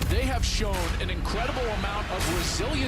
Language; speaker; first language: English; native; English